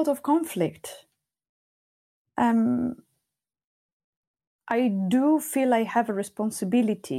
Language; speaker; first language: English; non-native, fluent; Sardinian